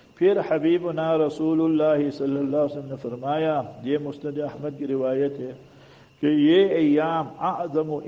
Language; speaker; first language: Urdu; non-native, local second language; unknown